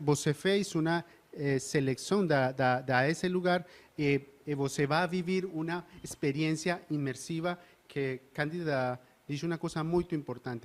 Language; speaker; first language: Portuguese; non-native, learner; Spanish